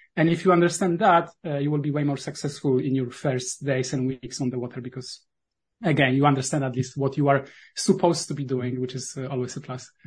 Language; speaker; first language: English; non-native, fluent; Polish